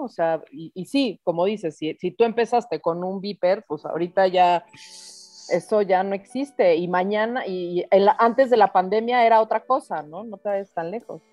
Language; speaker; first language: Spanish; native; Spanish